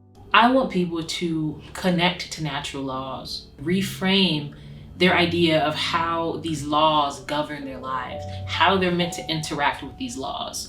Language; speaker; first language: English; native; English